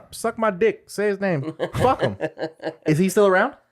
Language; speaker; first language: English; native; English